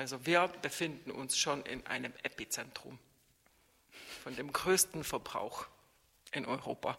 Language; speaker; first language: German; non-native, fluent; Czech